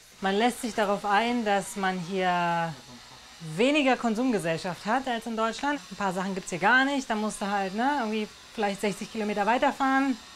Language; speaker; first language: German; native; German